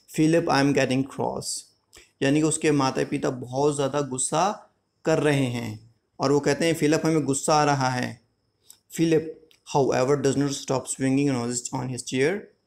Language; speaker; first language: Hindi; native; Hindi